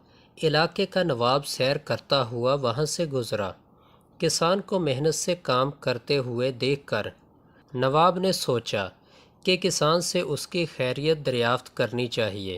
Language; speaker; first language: Urdu; native; Urdu